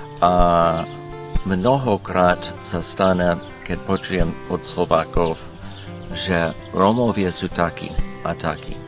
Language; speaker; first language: Slovak; non-native, learner; English